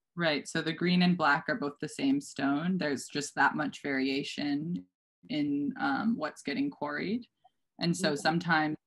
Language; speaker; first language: English; native; English